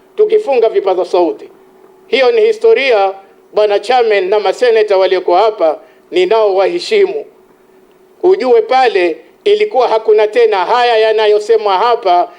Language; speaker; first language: Swahili; native; Swahili